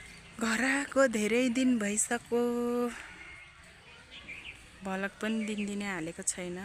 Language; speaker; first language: Nepali; native; Nepali